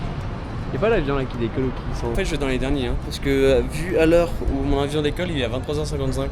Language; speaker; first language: French; native; French